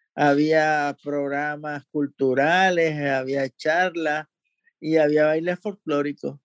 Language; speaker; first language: Spanish; native; Spanish